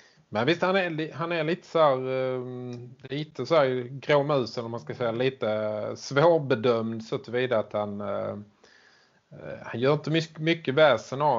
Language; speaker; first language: Swedish; native; Swedish